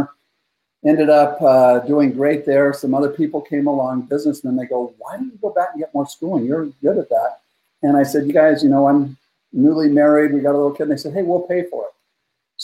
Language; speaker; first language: English; native; English